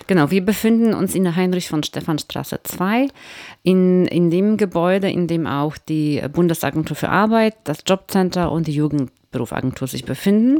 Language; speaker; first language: German; native; German